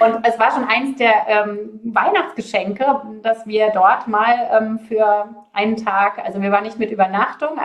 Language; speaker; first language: German; native; German